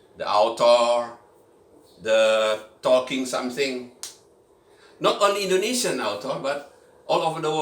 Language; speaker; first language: English; non-native, learner; Indonesian